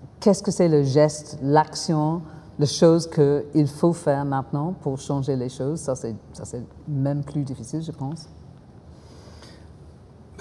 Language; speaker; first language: French; non-native, fluent; English